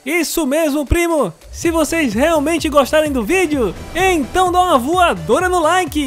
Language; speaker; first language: Portuguese; native; Portuguese